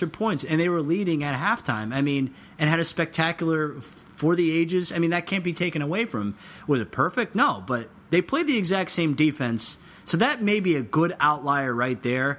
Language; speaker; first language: English; native; English